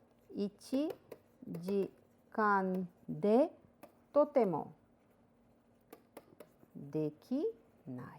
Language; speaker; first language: Japanese; non-native, fluent; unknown